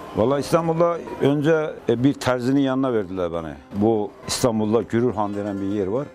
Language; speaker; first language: Turkish; native; Turkish